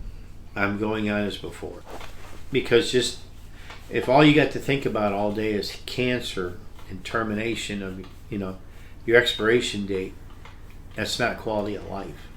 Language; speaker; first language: English; native; English